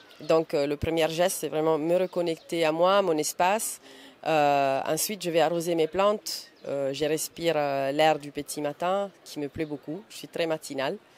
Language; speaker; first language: French; non-native, fluent; Italian